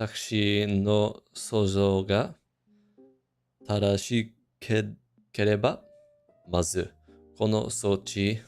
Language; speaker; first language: Japanese; non-native, fluent; English